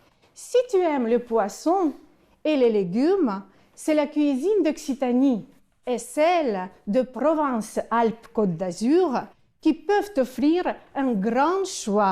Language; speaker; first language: French; non-native, fluent; Ukrainian